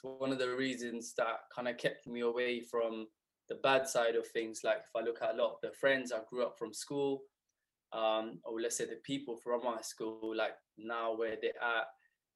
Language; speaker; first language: English; native; English